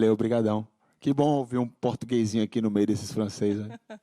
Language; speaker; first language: Portuguese; native; Portuguese